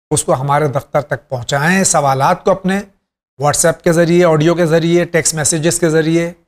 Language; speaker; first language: Hindi; native; Hindi